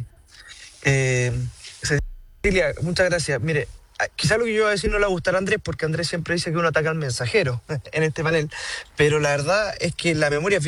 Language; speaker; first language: Spanish; native; Spanish